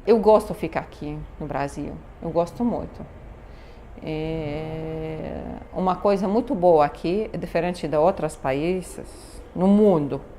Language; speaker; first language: Portuguese; non-native, learner; Arabic